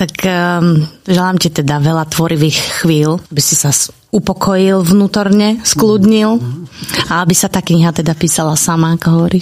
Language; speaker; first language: Slovak; native; Slovak